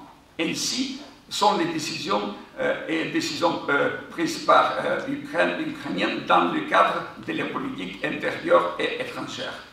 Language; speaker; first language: French; non-native, fluent; Ukrainian